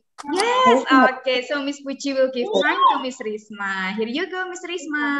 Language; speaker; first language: English; non-native, local second language; Indonesian